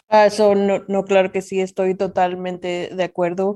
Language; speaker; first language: Spanish; early bilingual, heritage; Spanish